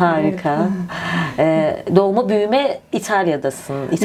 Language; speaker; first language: Turkish; native; Turkish